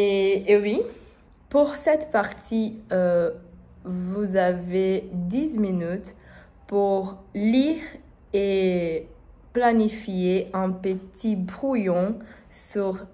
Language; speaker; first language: French; non-native, learner; Portuguese